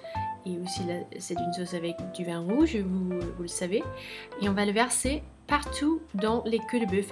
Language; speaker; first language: French; non-native, fluent; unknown